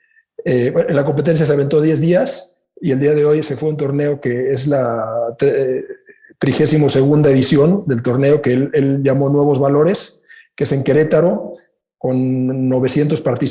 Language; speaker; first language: Spanish; native; Spanish